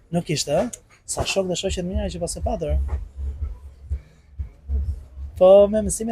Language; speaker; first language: Albanian; native; Albanian